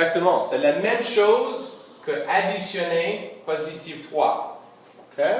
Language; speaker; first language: French; non-native, local second language; English